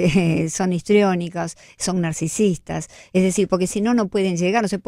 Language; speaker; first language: Spanish; native; Spanish